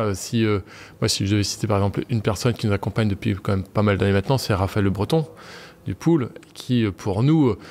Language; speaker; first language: French; native; French